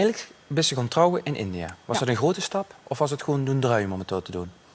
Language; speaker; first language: Dutch; native; Dutch